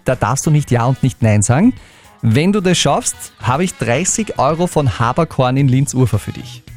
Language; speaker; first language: German; native; German